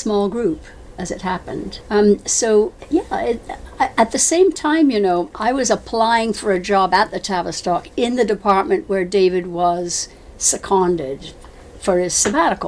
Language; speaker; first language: English; native; English